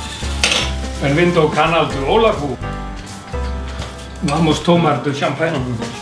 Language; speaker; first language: Portuguese; non-native, learner; Icelandic